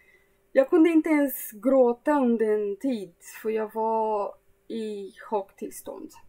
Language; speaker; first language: Swedish; non-native, fluent; Portuguese